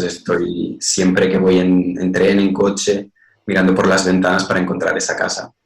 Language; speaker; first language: Spanish; native; Spanish